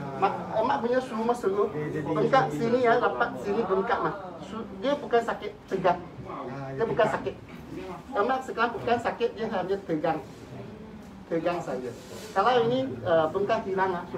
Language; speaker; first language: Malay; non-native, local second language; Cantonese